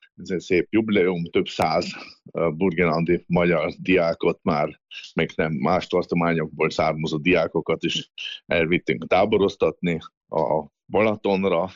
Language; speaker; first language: Hungarian; native; Hungarian